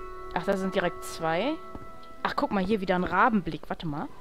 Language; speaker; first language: German; native; German